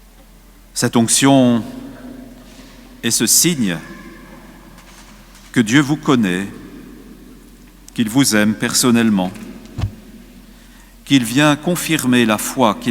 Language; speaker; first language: French; native; French